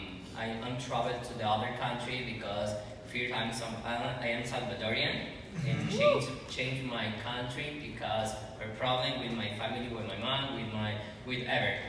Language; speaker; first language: English; non-native, learner; Spanish